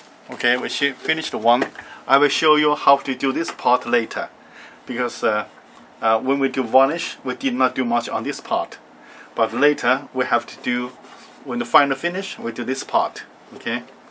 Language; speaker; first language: English; non-native, fluent; Chinese